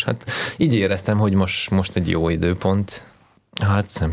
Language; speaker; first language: Hungarian; non-native, fluent; Russian